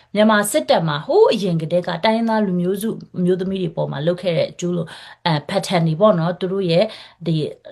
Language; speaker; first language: Burmese; non-native, local second language; Rohingya